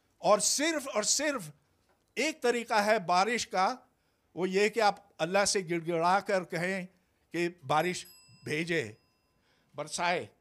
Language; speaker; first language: Urdu; native; Urdu